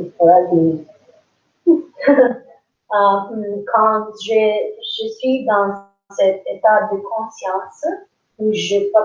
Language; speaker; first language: French; non-native, learner; English